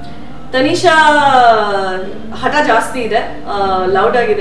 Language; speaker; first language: Kannada; non-native, fluent; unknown